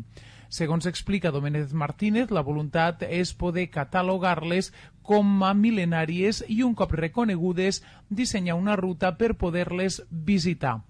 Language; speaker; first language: Catalan; native; Catalan